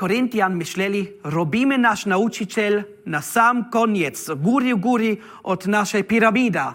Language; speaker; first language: Polish; non-native, learner; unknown